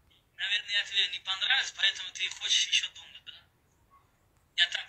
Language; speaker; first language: Russian; non-native, learner; Uzbek